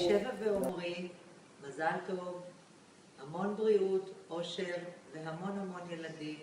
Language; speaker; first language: Hebrew; native; Hebrew